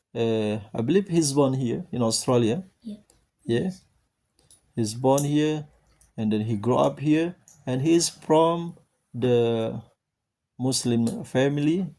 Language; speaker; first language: English; non-native, learner; Indonesian